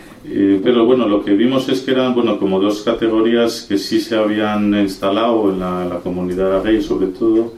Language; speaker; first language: Spanish; native; Spanish